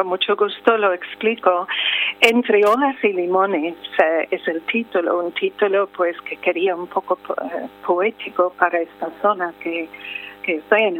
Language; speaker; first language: Spanish; non-native, fluent; English